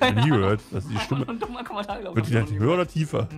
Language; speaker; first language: German; native; German